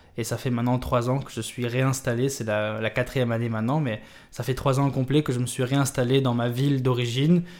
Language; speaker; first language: French; native; French